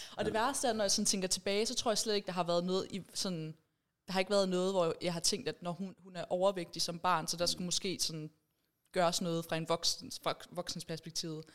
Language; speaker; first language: Danish; early bilingual, other home language; Persian